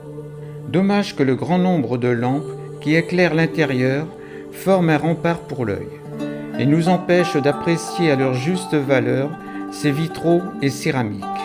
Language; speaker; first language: French; native; French